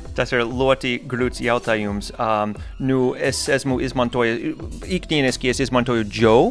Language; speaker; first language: Latvian; non-native, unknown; English